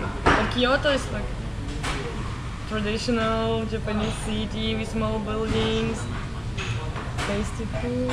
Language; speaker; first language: English; non-native, learner; Ukrainian